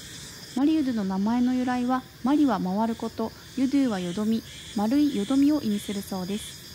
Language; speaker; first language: Japanese; native; Japanese